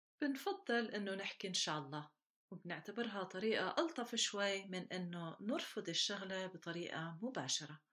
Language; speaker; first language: Arabic; native; Arabic